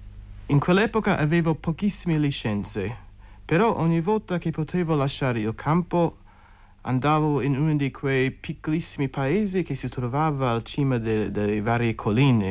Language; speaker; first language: Italian; non-native, fluent; English